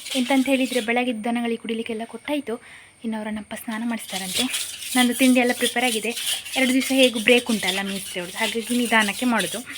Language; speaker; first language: Kannada; native; Kannada